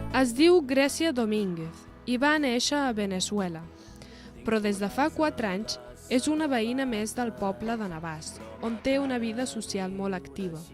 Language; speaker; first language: Catalan; native; Catalan